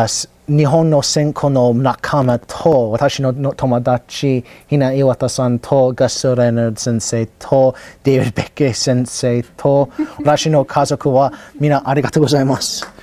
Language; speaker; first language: Japanese; non-native, learner; English